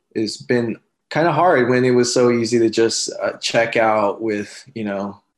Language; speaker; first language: English; native; English